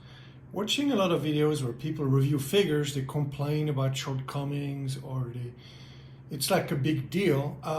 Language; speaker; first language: English; native; English